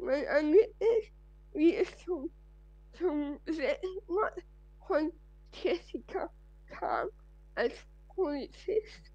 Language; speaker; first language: German; non-native, fluent; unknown